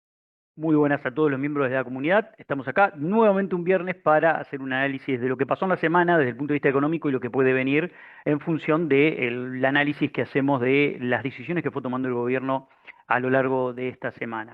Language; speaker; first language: Spanish; native; Spanish